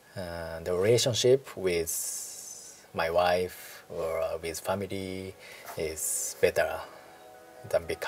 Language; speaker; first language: English; non-native, learner; Japanese